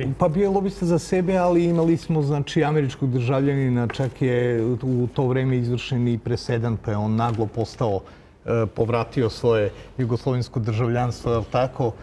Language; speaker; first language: Serbian; native; Serbian